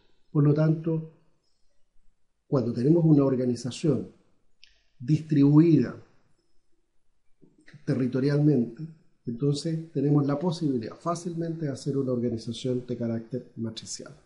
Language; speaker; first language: Spanish; native; Spanish